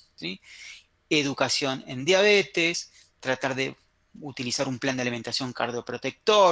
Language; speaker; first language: Spanish; native; Spanish